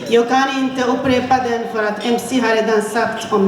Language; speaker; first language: Swedish; non-native, fluent; Kinyarwanda